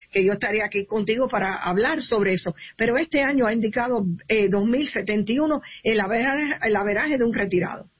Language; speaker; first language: Spanish; early bilingual, heritage; Spanish